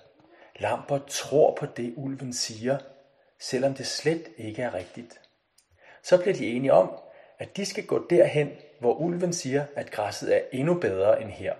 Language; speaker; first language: Danish; native; Danish